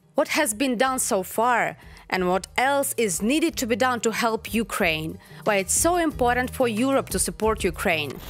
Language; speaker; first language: English; non-native, fluent; Ukrainian